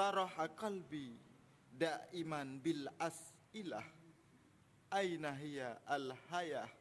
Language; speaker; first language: Arabic; non-native, learner; Achinese